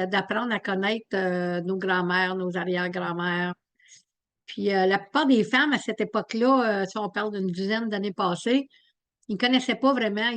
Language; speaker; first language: French; native; French